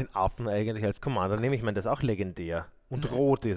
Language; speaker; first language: German; native; German